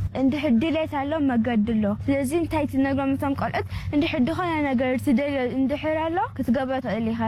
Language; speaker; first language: Tigrinya; early bilingual, heritage; Tigrinya